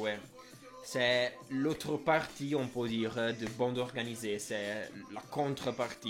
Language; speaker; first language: French; non-native, fluent; Italian